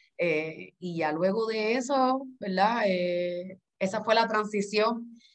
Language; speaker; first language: Spanish; native; Spanish